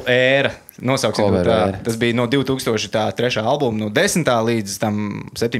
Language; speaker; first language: Latvian; native; Latvian